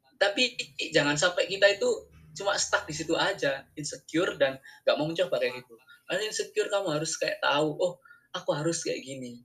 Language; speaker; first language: Indonesian; native; Indonesian